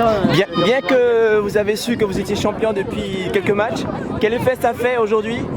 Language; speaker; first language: French; native; French